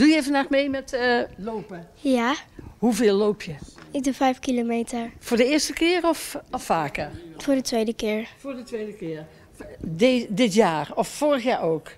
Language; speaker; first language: Dutch; native; Dutch